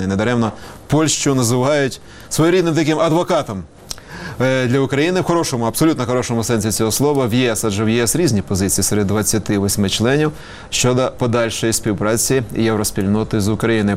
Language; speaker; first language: Ukrainian; native; Ukrainian